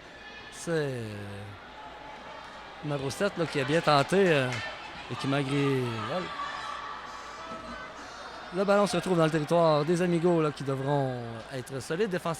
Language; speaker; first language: French; native; French